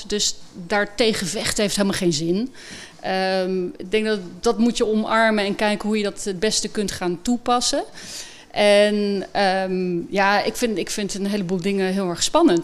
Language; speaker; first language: Dutch; native; Dutch